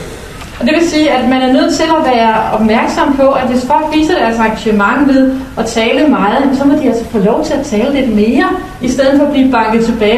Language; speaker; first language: Danish; native; Danish